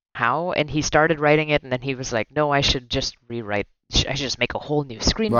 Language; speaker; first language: English; non-native, local second language; Filipino